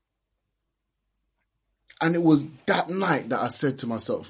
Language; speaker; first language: English; non-native, local second language; Yoruba